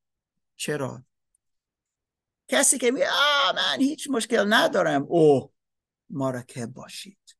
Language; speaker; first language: Persian; non-native, learner; English